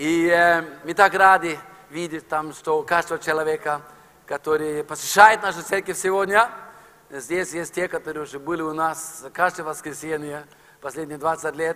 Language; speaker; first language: Russian; non-native, fluent; Norwegian